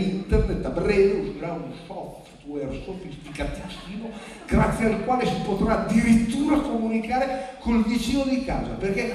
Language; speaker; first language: Italian; native; Italian